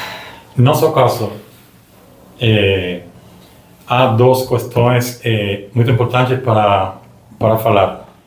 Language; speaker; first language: Portuguese; non-native, learner; Spanish